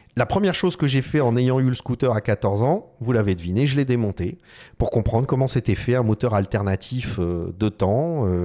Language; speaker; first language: French; native; French